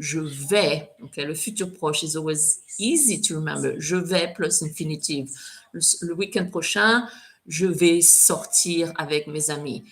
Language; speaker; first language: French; non-native, fluent; English